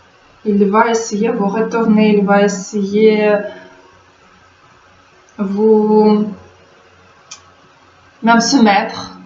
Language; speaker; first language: French; non-native, fluent; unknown